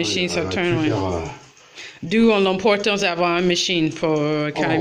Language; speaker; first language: French; non-native, learner; English